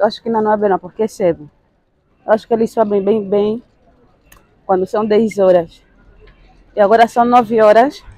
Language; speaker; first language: Portuguese; native; Portuguese